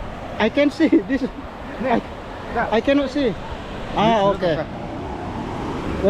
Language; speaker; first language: English; non-native, learner; Indonesian